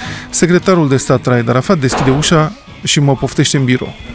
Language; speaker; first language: Romanian; native; Romanian